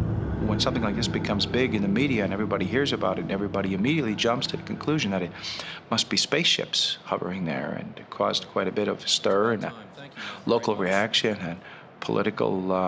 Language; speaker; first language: English; native; English